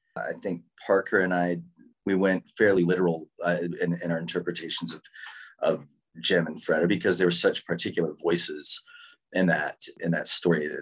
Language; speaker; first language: English; native; English